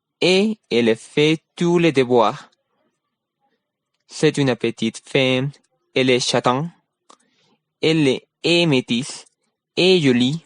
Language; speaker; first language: French; non-native, learner; Spanish